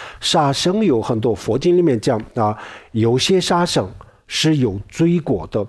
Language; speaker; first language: Chinese; non-native, local second language; Tibetan